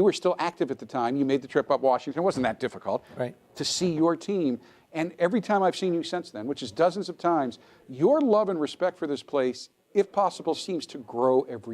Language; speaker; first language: English; native; English